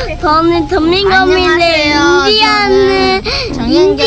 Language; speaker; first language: Korean; early bilingual, heritage; English